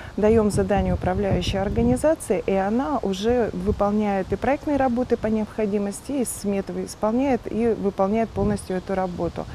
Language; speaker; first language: Russian; native; Russian